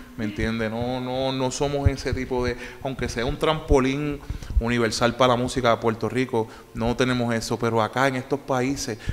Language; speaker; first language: Spanish; native; Spanish